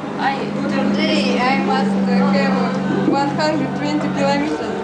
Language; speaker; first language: English; non-native, learner; Russian